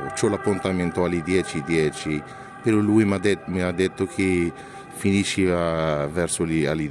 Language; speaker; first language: Italian; non-native, learner; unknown